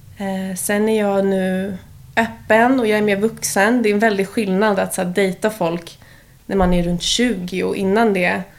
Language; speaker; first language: Swedish; early bilingual, heritage; Swedish